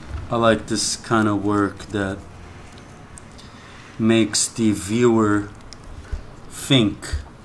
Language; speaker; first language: English; non-native, fluent; Portuguese